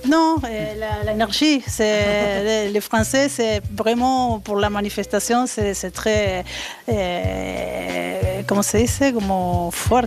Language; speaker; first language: French; non-native, fluent; Spanish